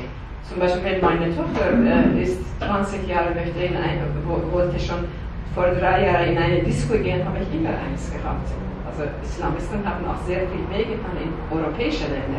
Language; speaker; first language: German; non-native, learner; Persian